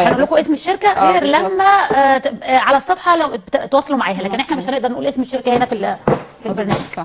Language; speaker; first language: Arabic; native; Arabic